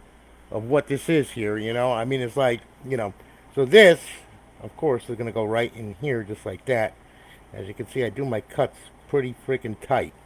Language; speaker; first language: English; native; English